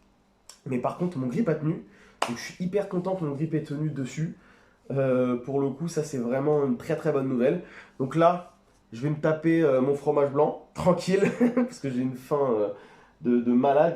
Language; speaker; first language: French; native; French